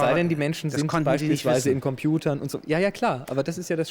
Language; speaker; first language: German; native; German